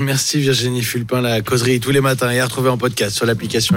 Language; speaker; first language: French; native; French